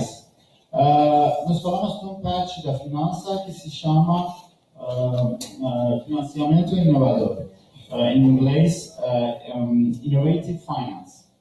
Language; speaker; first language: Portuguese; non-native, learner; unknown